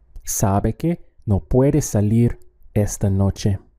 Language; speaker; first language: Spanish; non-native, fluent; English